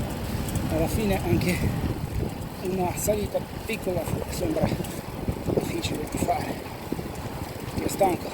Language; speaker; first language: Italian; non-native, fluent; Romanian